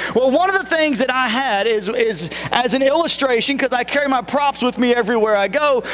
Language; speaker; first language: English; native; English